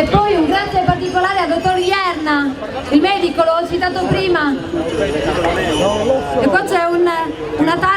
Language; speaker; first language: Italian; native; Italian